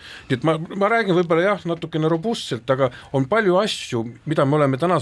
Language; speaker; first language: Estonian; native; Estonian